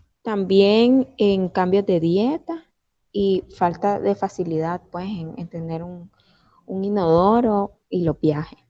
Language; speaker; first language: Spanish; native; Spanish